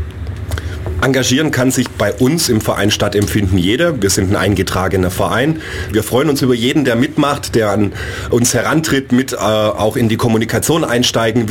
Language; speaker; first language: German; native; German